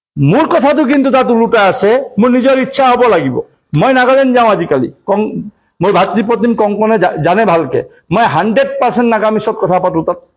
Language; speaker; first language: Assamese; non-native, local second language; Marwari